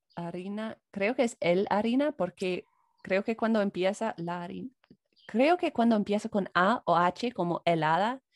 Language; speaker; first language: Spanish; non-native, fluent; English